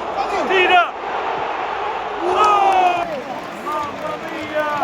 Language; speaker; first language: Italian; native; Italian